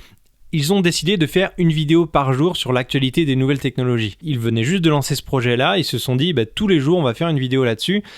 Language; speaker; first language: French; native; French